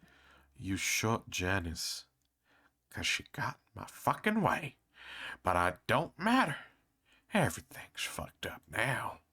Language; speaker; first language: English; native; English